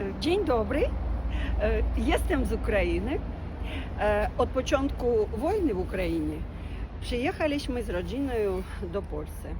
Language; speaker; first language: Polish; non-native, learner; Ukrainian